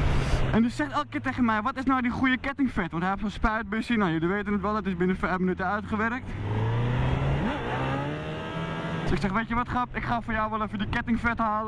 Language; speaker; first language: Dutch; native; Dutch